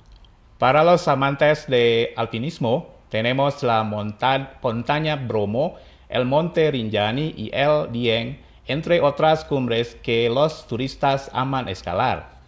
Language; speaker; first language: Spanish; non-native, fluent; Indonesian